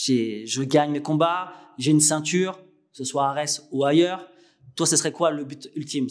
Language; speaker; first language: French; native; French